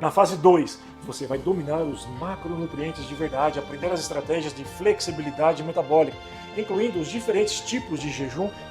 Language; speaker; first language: Portuguese; native; Portuguese